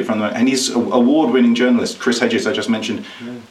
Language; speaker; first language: English; native; English